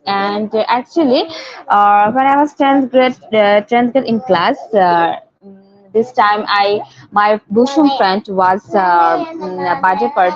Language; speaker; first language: English; non-native, learner; Bangla